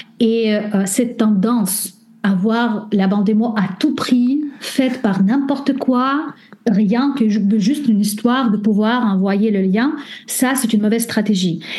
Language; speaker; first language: French; non-native, fluent; Russian